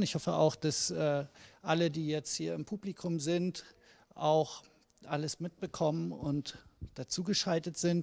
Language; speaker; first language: German; native; German